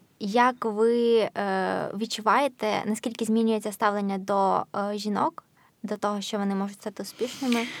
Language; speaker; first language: Ukrainian; native; Ukrainian